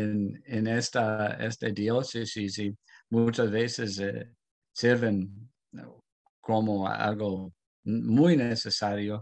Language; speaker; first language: Spanish; non-native, fluent; English